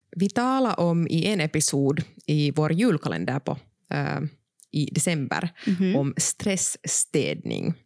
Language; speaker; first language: Swedish; non-native, local second language; Finnish